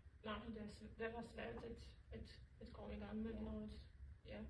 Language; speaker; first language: Danish; non-native, learner; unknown